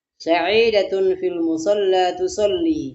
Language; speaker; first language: Arabic; non-native, fluent; Indonesian